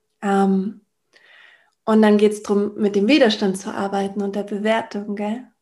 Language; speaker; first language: German; native; German